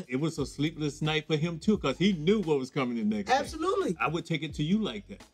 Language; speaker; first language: English; native; English